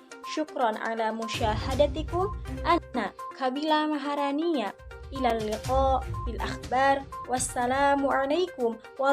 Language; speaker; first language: Arabic; non-native, learner; Indonesian